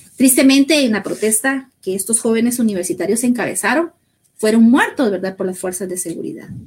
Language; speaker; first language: Spanish; native; Spanish